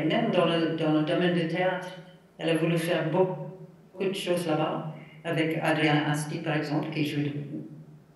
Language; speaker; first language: French; non-native, fluent; English